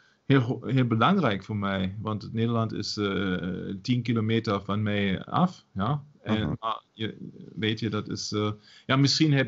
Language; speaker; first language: Dutch; non-native, learner; German